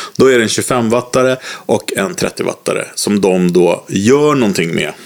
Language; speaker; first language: Swedish; native; Swedish